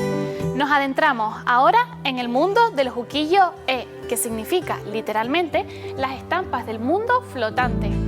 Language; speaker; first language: Spanish; native; Spanish